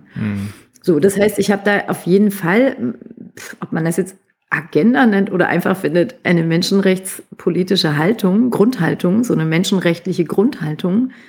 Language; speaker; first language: German; native; German